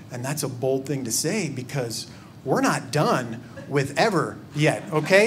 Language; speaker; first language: English; native; English